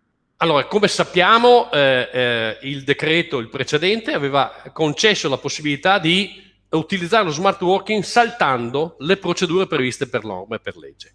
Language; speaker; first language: Italian; native; Italian